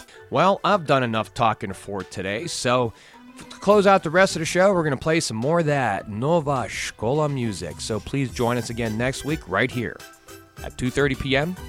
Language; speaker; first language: English; native; English